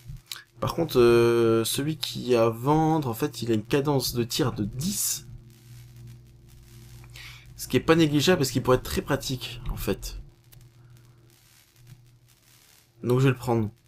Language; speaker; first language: French; native; French